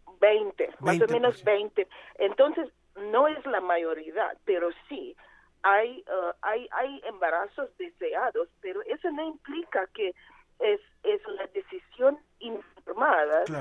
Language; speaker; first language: Spanish; non-native, fluent; Portuguese